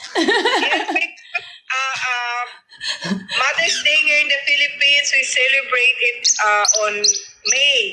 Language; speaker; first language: English; non-native, local second language; Filipino